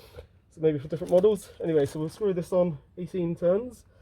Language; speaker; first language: English; native; English